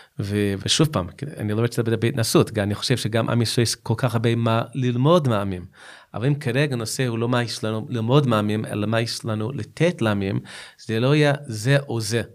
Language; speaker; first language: Hebrew; non-native, fluent; English